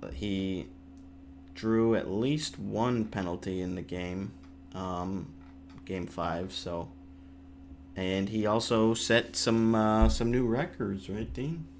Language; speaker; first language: English; native; English